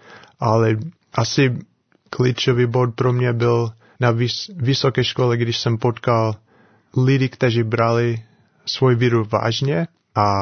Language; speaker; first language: Czech; non-native, learner; English